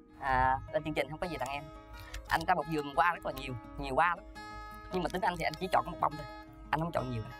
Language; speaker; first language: Vietnamese; native; Vietnamese